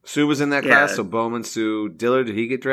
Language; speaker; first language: English; native; English